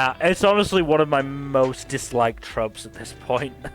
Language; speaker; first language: English; native; English